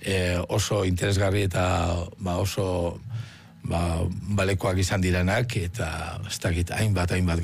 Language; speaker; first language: Basque; native; Basque